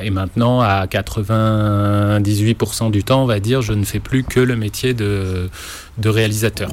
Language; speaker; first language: French; native; French